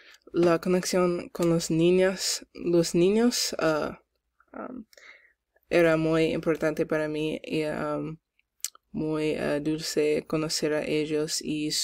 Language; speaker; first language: Spanish; non-native, learner; English